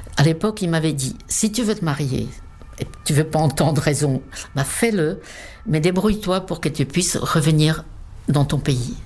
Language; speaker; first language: French; non-native, fluent; Czech